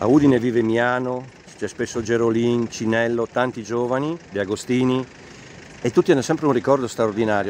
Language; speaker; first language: Italian; native; Italian